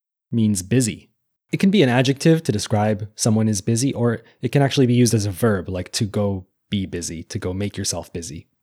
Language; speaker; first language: English; native; English